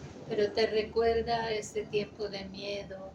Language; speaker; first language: Spanish; native; Spanish